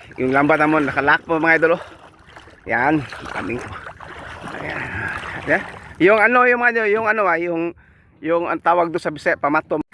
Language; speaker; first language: Filipino; non-native, local second language; Cebuano